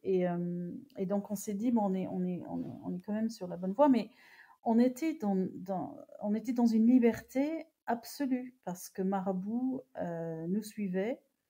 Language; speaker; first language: French; non-native, fluent; English